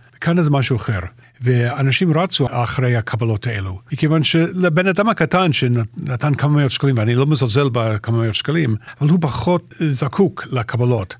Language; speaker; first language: Hebrew; non-native, fluent; English